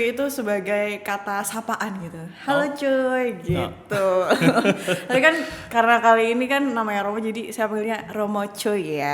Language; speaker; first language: Indonesian; native; Indonesian